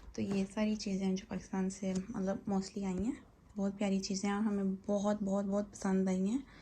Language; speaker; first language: Urdu; native; Urdu